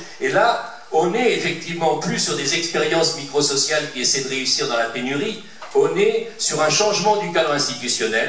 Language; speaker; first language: French; native; French